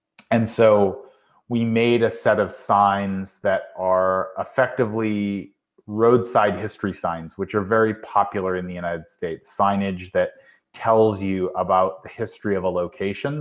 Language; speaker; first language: English; native; English